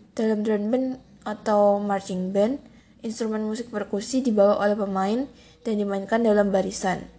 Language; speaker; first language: Indonesian; native; Indonesian